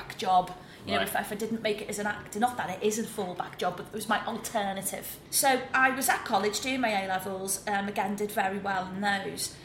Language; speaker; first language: English; native; English